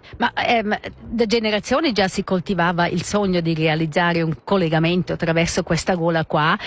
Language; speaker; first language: Italian; non-native, local second language; Romansh